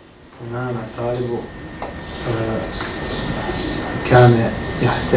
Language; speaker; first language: Arabic; non-native, learner; Bosnian